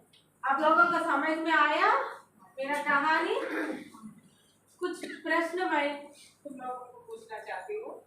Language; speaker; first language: Hindi; non-native, local second language; Telugu